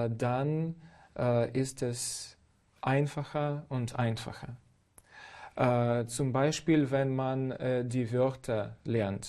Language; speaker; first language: German; non-native, fluent; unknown